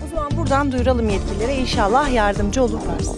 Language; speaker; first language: Turkish; native; Turkish